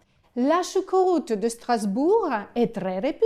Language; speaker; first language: French; non-native, fluent; Ukrainian